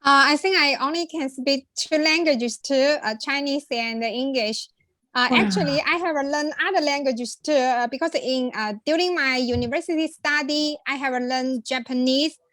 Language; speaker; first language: English; non-native, learner; Chinese